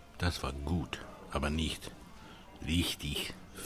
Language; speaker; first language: German; non-native, learner; English